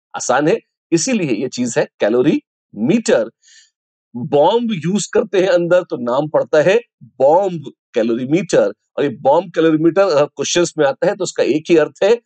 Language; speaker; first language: Hindi; native; Hindi